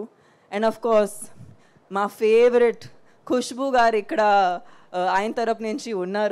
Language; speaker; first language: Telugu; non-native, fluent; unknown